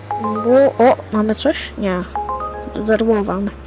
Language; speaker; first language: Polish; native; Polish